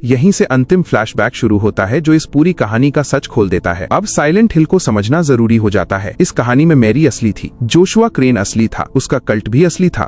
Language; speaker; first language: Hindi; native; Hindi